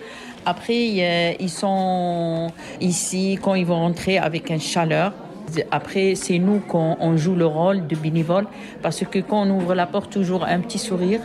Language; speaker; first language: French; non-native, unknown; Arabic